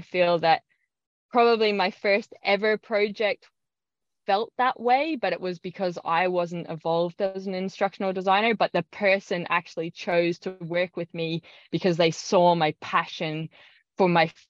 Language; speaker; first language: English; native; English